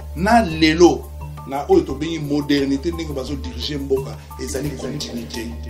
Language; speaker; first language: Lingala; non-native, local second language; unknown